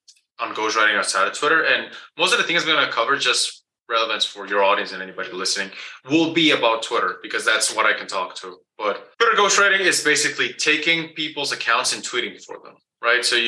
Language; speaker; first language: English; non-native, fluent; Spanish